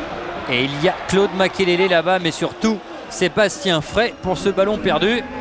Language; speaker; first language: French; native; French